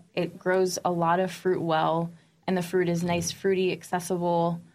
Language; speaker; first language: English; native; English